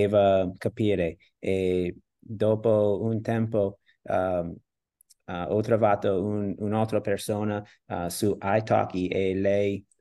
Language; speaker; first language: Italian; non-native, learner; English